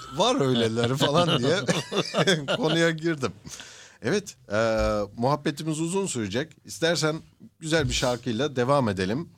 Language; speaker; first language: Turkish; early bilingual, heritage; Turkish